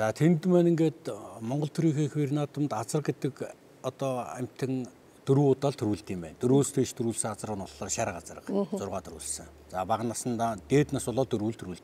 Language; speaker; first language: Mongolian; native; Mongolian